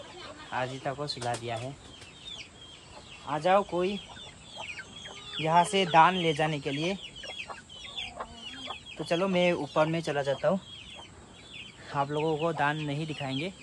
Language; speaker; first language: Hindi; non-native, local second language; Garo